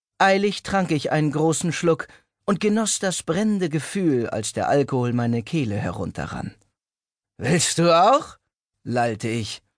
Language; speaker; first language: German; native; German